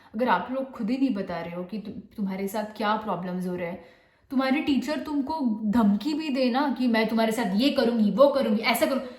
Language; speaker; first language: Hindi; non-native, local second language; Marathi